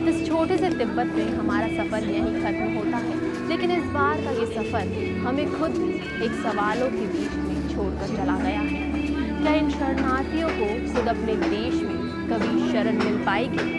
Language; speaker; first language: Hindi; native; Hindi